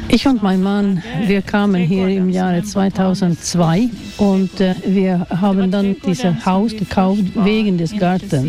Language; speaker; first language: German; non-native, fluent; Swedish